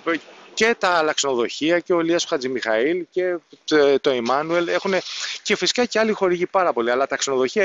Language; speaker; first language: Greek; native; Greek